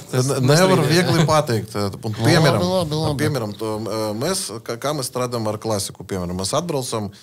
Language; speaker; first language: Latvian; non-native, learner; Russian